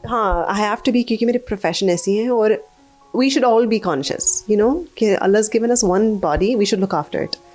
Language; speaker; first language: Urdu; early bilingual, heritage; Urdu